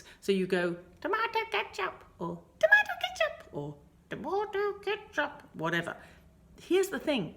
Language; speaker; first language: English; native; English